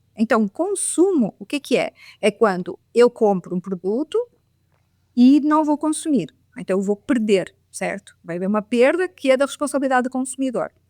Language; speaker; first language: Portuguese; native; Portuguese